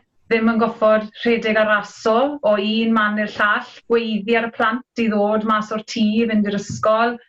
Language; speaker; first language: Welsh; native; Welsh